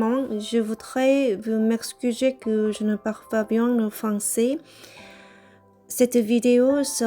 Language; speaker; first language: French; non-native, learner; Korean